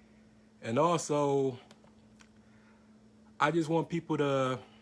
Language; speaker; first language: English; native; English